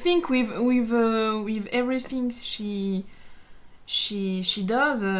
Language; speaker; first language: English; non-native, learner; French